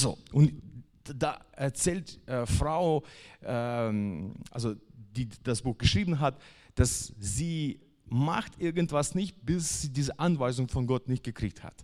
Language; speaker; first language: German; non-native, fluent; Russian